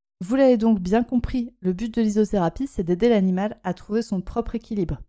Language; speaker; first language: French; native; French